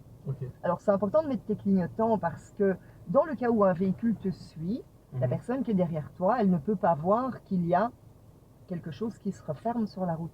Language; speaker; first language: French; native; French